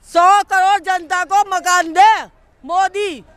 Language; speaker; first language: Hindi; non-native, local second language; Gujarati